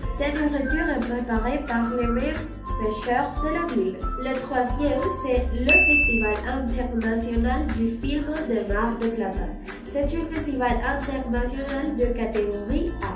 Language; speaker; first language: French; non-native, learner; Spanish